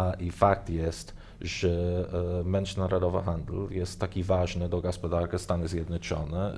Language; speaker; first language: Polish; non-native, learner; English